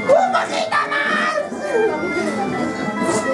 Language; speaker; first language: Spanish; native; Spanish